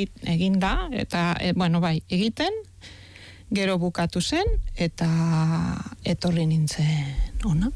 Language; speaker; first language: Basque; non-native, fluent; Catalan